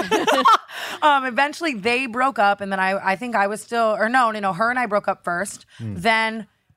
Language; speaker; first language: English; native; English